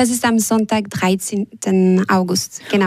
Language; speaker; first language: German; non-native, local second language; French